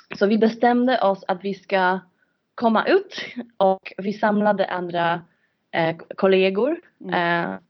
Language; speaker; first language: Swedish; non-native, fluent; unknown